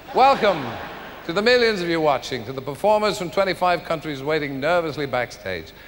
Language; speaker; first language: English; native; English